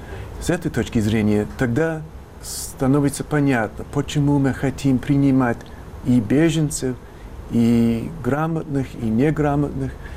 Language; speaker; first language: Russian; non-native, fluent; English